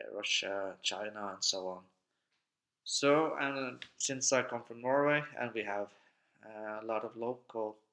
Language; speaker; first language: English; non-native, fluent; Norwegian